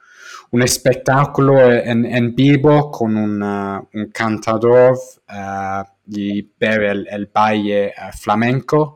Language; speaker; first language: Spanish; non-native, fluent; English